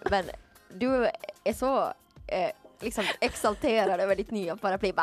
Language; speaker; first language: Swedish; native; Swedish